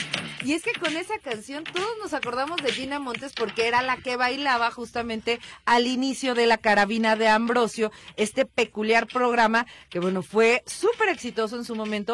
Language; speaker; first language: Spanish; native; Spanish